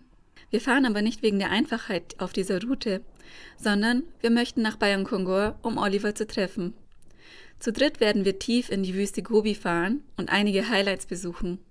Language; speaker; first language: German; native; German